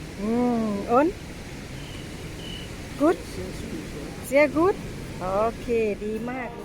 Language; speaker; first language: German; non-native, learner; Thai